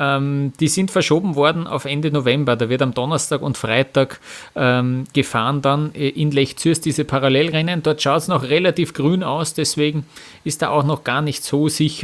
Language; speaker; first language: German; native; German